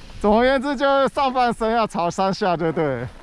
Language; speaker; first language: Chinese; native; Chinese